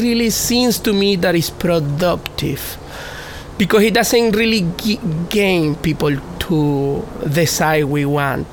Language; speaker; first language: English; non-native, fluent; Spanish